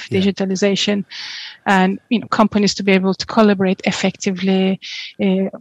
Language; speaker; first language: English; non-native, fluent; Turkish